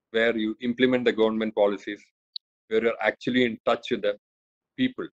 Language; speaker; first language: English; non-native, local second language; Malayalam